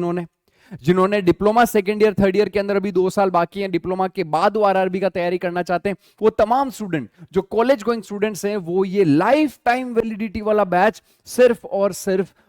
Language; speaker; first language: Hindi; native; Hindi